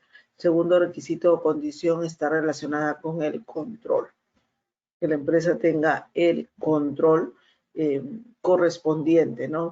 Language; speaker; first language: Spanish; native; Spanish